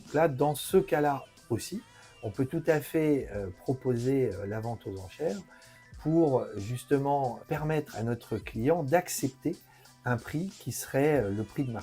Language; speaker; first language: French; native; French